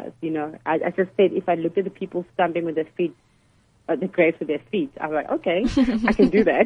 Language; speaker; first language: English; non-native, local second language; Zulu